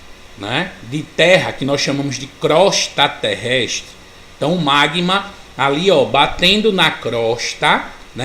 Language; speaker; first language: Portuguese; native; Portuguese